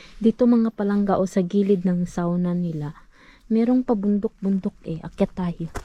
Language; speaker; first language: Filipino; non-native, local second language; Cebuano